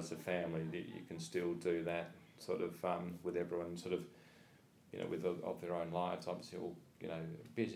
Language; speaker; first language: English; native; English